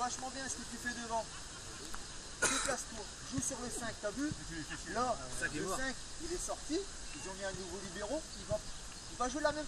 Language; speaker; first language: French; native; French